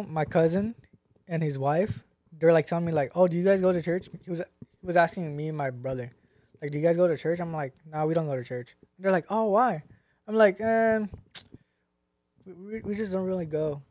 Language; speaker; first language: English; native; English